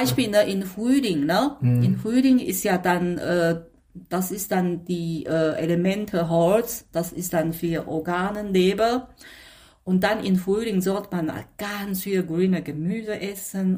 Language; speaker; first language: German; non-native, fluent; Chinese